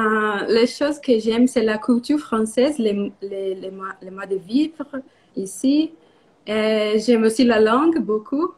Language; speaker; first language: French; non-native, learner; Portuguese